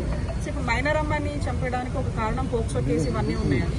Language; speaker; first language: Telugu; native; Telugu